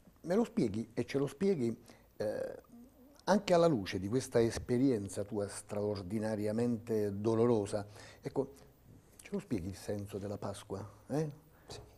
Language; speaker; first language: Italian; native; Italian